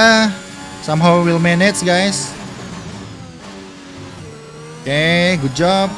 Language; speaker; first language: English; non-native, fluent; Indonesian